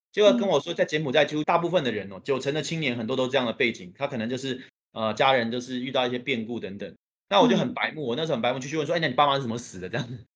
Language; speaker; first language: Chinese; native; Chinese